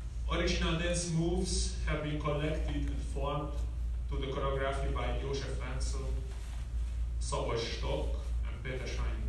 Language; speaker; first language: English; non-native, learner; Hungarian